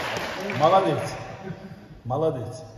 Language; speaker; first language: Russian; non-native, local second language; Kumyk